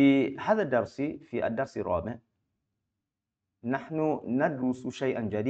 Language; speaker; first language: Arabic; non-native, fluent; Malay